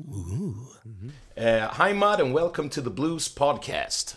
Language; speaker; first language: English; non-native, fluent; Swedish